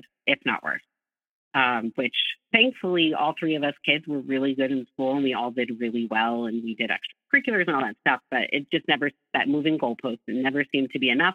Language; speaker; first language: English; native; English